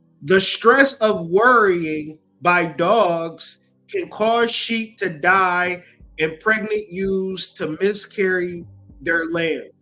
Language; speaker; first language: English; native; English